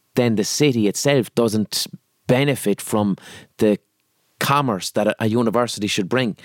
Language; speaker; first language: English; native; English